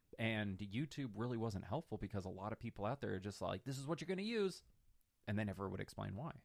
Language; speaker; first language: English; native; English